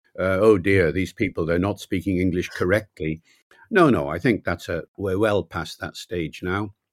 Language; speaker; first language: English; native; English